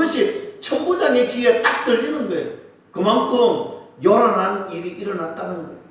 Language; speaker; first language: Korean; native; Korean